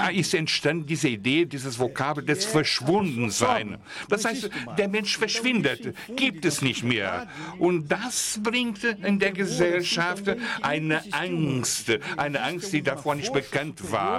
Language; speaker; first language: German; non-native, fluent; Portuguese